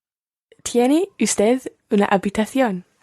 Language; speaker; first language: Spanish; non-native, learner; English